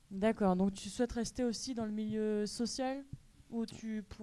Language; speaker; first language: French; native; French